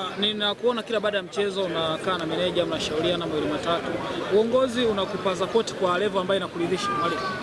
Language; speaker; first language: Swahili; native; Swahili